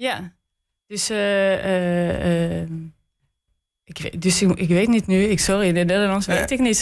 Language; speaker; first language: Dutch; non-native, learner; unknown